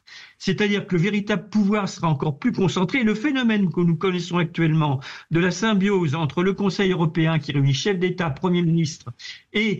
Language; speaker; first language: French; native; French